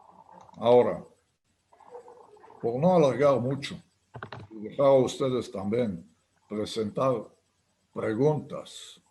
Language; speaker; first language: Spanish; non-native, fluent; Hebrew